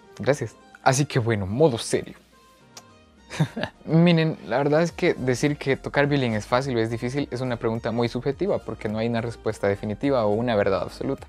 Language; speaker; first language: Spanish; native; Spanish